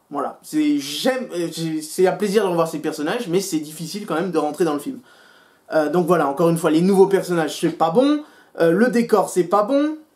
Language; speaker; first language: French; native; French